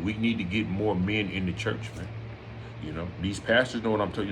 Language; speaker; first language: English; native; English